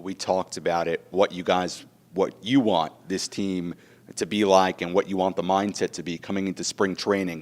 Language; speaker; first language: English; native; English